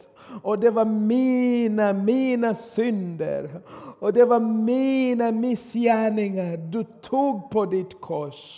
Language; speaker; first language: Swedish; non-native, fluent; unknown